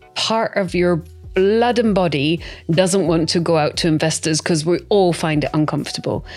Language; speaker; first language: English; native; English